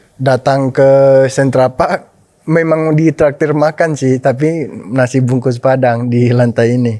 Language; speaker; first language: Indonesian; non-native, local second language; Min Nan Chinese